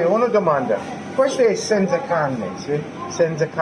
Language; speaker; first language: Italian; non-native, learner; English